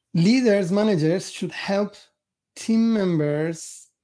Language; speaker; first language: English; non-native, fluent; Turkish